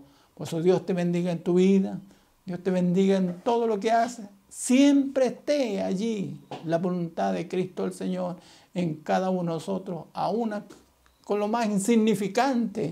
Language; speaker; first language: Spanish; native; Spanish